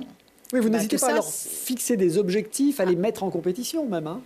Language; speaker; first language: French; native; French